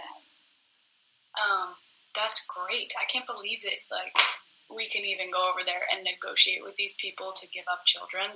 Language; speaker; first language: English; native; English